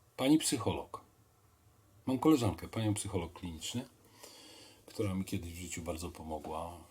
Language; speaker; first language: Polish; native; Polish